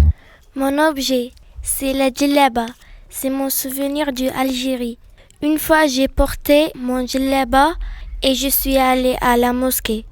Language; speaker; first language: French; non-native, learner; Arabic